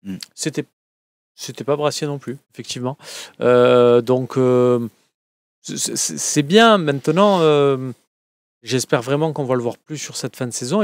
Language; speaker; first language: French; native; French